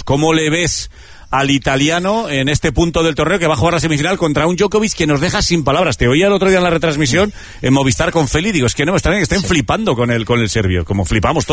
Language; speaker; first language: Spanish; native; Spanish